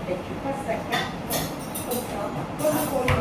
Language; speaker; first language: French; native; French